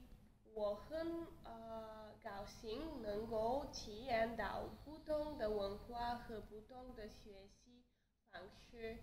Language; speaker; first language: Chinese; non-native, learner; Bulgarian